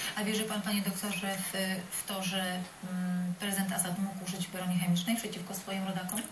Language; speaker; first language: Polish; native; Polish